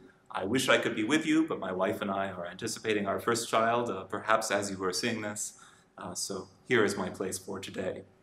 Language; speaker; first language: English; native; English